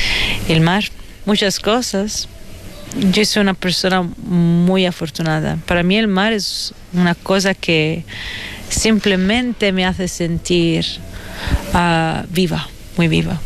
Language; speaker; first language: Spanish; non-native, fluent; Italian